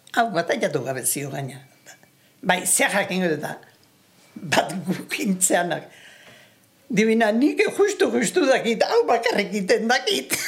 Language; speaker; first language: Basque; native; Basque